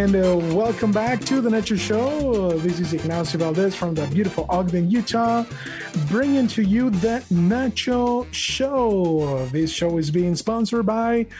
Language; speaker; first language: English; non-native, fluent; Spanish